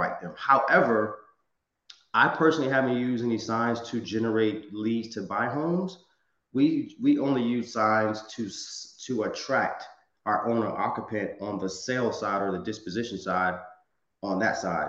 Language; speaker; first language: English; native; English